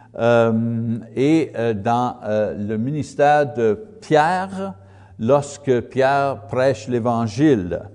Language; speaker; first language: French; non-native, learner; English